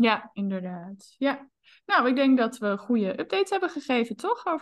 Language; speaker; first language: Dutch; native; Dutch